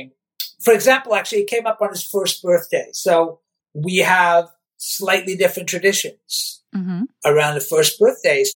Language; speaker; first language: English; native; English